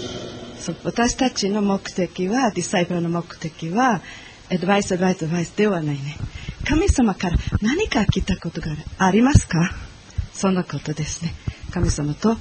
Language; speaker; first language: Japanese; non-native, learner; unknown